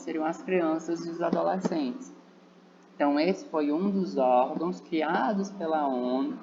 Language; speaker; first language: Portuguese; native; Portuguese